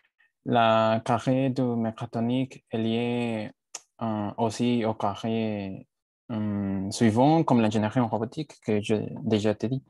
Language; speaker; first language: French; non-native, learner; Spanish